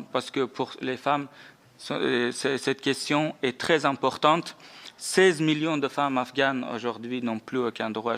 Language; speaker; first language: French; non-native, fluent; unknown